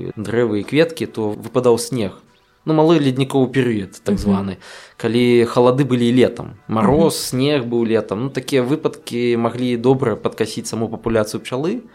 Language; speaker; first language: Belarusian; non-native, local second language; Russian